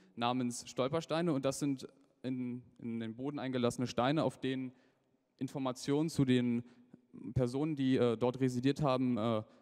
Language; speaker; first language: German; native; German